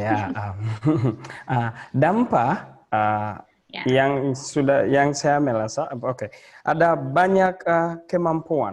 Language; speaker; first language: Indonesian; non-native, learner; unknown